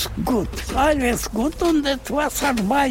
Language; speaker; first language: German; non-native, learner; Russian